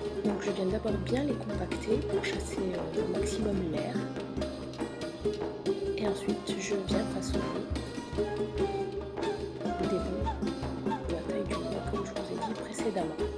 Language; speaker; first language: French; native; French